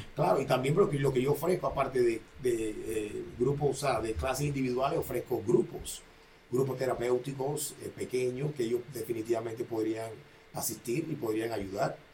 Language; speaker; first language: English; non-native, fluent; Spanish